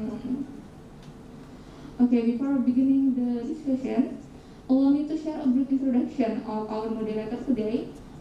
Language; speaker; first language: English; non-native, learner; Indonesian